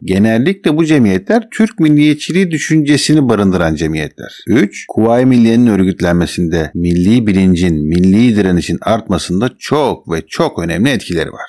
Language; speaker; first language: Turkish; native; Turkish